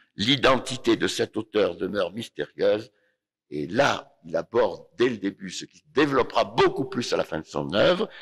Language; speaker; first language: French; native; French